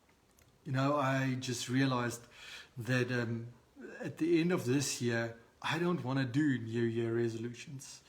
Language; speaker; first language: English; non-native, local second language; Afrikaans